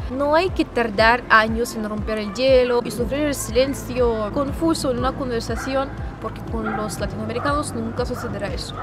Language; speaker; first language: Spanish; non-native, fluent; Russian